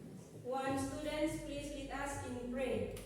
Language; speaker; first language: English; non-native, local second language; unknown